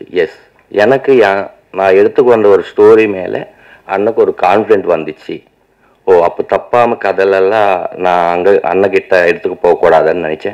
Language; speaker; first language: Tamil; non-native, learner; Telugu